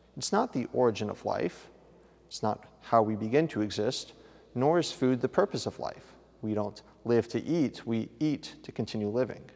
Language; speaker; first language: English; native; English